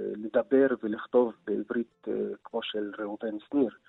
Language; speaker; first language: Hebrew; non-native, local second language; Arabic